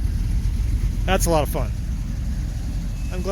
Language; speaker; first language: English; native; English